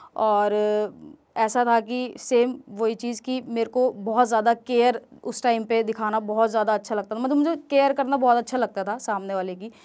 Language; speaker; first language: Hindi; native; Hindi